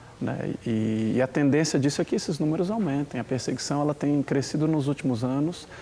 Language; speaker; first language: Portuguese; native; Portuguese